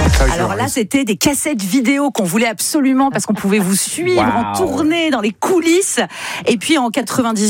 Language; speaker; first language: French; native; French